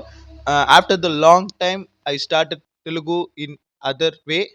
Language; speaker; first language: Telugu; non-native, learner; Tamil